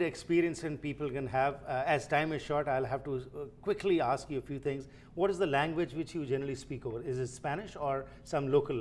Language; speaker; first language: English; non-native, fluent; Punjabi